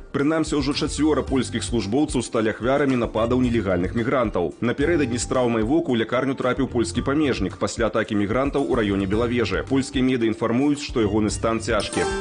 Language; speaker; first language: Belarusian; native; Belarusian